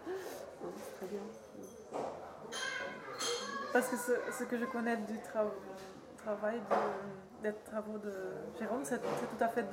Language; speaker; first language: French; non-native, learner; Dutch